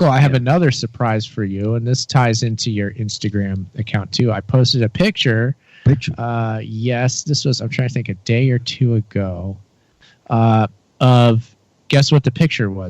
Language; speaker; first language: English; native; English